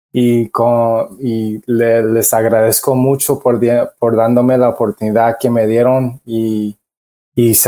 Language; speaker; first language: Spanish; early bilingual, heritage; Spanish